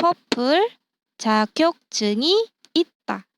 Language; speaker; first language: Korean; non-native, fluent; Indonesian